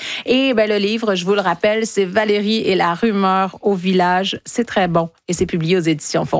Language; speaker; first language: French; native; French